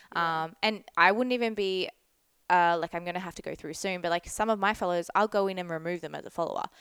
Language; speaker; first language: English; native; English